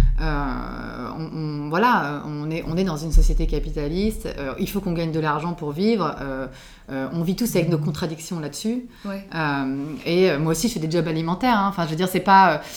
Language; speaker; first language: French; native; French